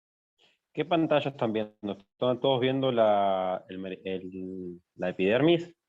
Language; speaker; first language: Spanish; native; Spanish